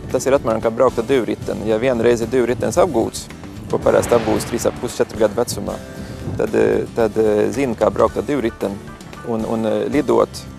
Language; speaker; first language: Latvian; native; Latvian